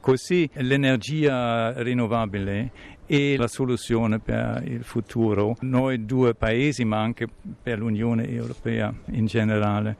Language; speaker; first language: Italian; non-native, fluent; German